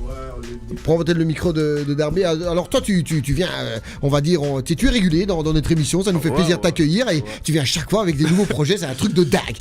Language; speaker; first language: French; native; French